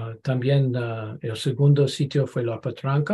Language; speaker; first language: Spanish; non-native, learner; English